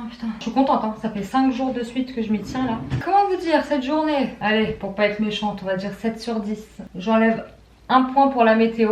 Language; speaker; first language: French; native; French